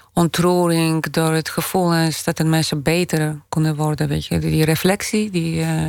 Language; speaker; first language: Dutch; non-native, fluent; Polish